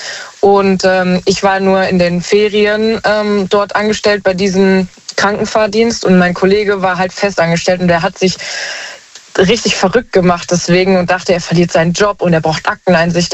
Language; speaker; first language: German; native; German